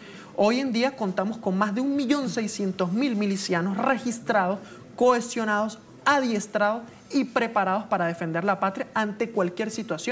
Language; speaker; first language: Spanish; native; Spanish